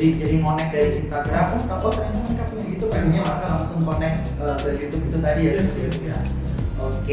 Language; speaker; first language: Indonesian; native; Indonesian